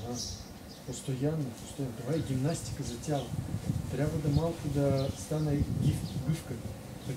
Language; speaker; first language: Bulgarian; non-native, learner; Russian